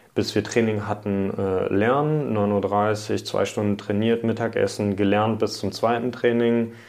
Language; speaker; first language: German; early bilingual, other home language; Hungarian